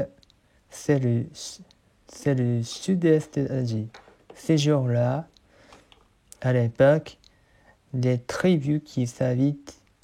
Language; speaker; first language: French; non-native, learner; Japanese